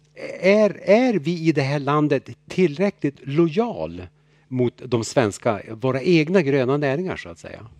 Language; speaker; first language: Swedish; native; Swedish